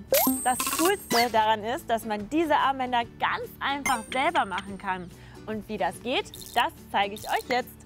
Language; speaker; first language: German; native; German